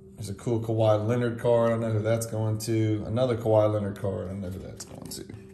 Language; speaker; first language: English; native; English